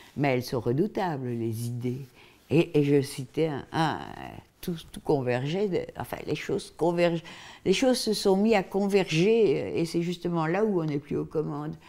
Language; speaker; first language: French; native; French